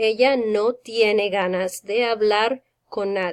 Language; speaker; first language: Spanish; non-native, fluent; English